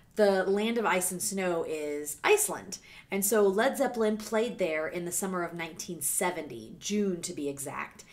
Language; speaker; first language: English; native; English